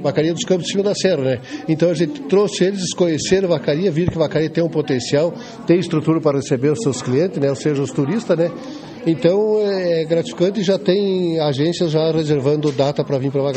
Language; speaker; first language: Portuguese; native; Portuguese